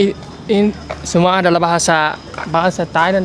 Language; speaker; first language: Indonesian; non-native, fluent; Vietnamese